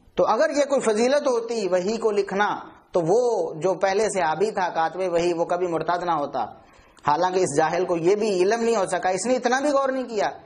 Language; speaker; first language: Urdu; non-native, local second language; Punjabi